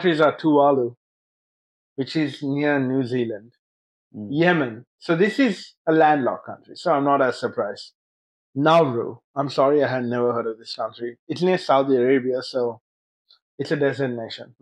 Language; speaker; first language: English; non-native, local second language; Sinhala